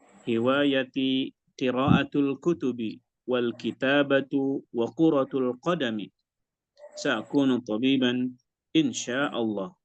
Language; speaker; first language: Arabic; non-native, learner; Indonesian